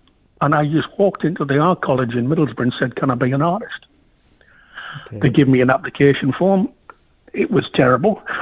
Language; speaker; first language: English; native; English